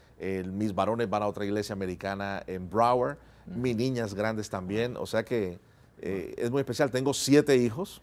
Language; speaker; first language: Spanish; native; Spanish